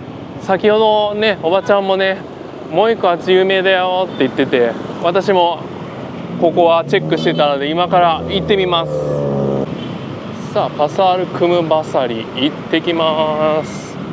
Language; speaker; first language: Japanese; native; Japanese